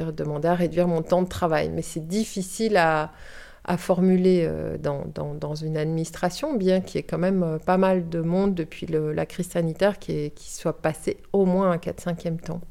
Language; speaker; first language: French; early bilingual, heritage; French